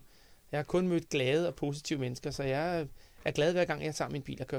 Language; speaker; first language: Danish; native; Danish